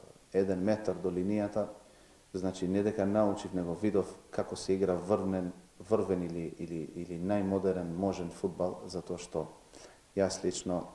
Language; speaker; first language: Macedonian; non-native, local second language; Albanian